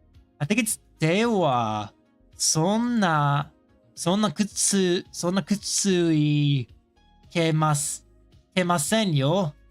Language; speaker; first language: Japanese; non-native, learner; English